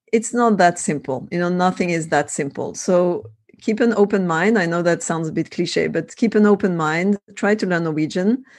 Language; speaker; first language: English; non-native, fluent; French